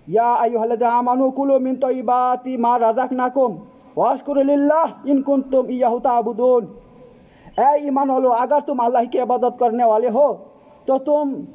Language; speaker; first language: Hindi; non-native, fluent; Bangla